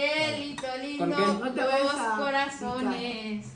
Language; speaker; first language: Spanish; native; Spanish